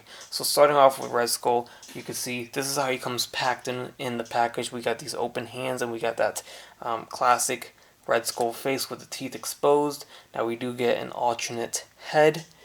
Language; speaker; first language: English; native; English